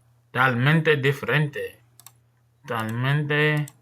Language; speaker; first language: Spanish; non-native, learner; English